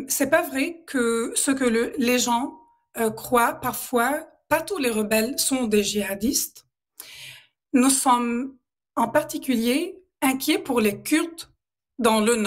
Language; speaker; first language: French; non-native, local second language; Arabic